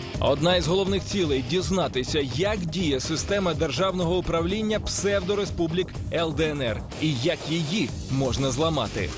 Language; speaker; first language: Ukrainian; native; Ukrainian